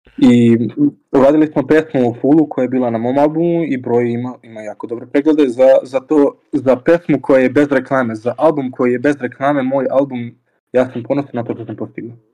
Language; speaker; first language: Serbian; native; Serbian